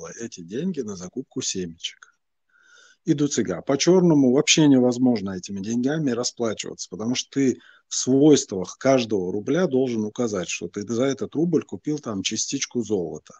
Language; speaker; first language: Russian; non-native, local second language; Chechen